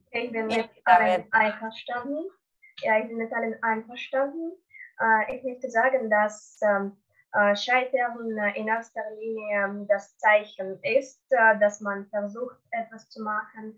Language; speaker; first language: German; non-native, learner; Russian